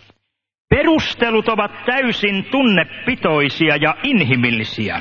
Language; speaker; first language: Finnish; native; Finnish